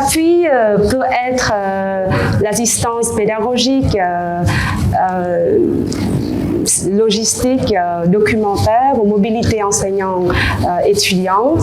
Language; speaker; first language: French; non-native, fluent; Vietnamese